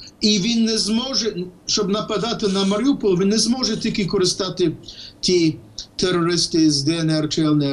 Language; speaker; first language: Ukrainian; early bilingual, heritage; Ukrainian